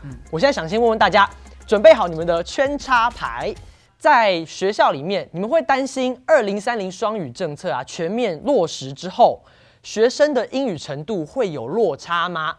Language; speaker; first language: Chinese; native; Chinese